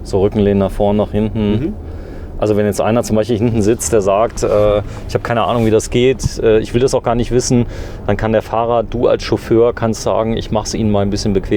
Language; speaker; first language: German; native; German